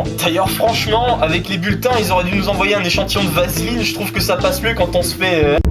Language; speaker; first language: French; native; French